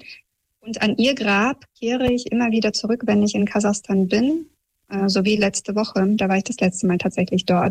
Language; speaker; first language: German; early bilingual, other home language; Russian